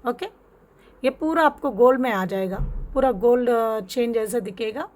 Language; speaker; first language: Hindi; non-native, local second language; Telugu